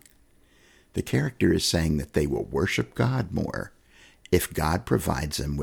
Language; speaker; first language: English; native; English